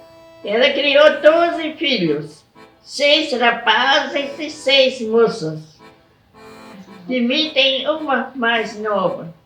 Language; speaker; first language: Portuguese; non-native, local second language; German